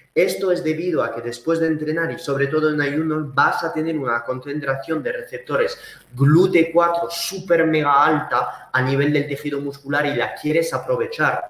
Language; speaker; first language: Spanish; early bilingual, heritage; Spanish